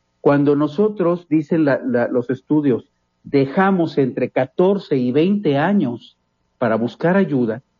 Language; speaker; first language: Spanish; native; Spanish